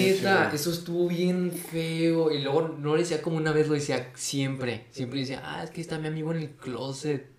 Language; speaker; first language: Spanish; native; Spanish